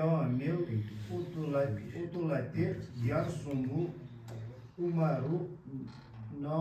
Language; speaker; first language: Arabic; non-native, learner; Kashmiri